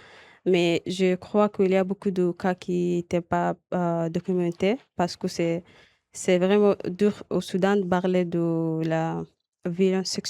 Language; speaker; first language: French; non-native, local second language; Arabic